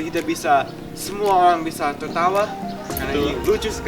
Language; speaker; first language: Indonesian; non-native, local second language; English